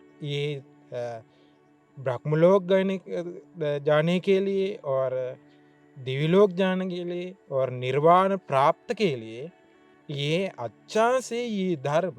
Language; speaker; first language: Hindi; non-native, learner; Sinhala